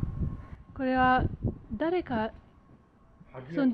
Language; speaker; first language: Japanese; non-native, learner; Spanish